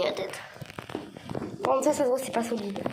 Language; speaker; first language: French; native; French